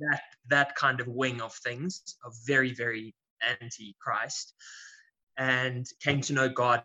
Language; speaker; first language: English; native; English